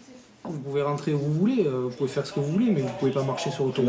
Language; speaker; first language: French; native; French